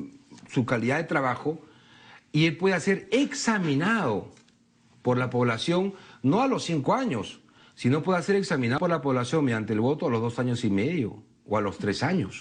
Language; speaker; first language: Spanish; native; Spanish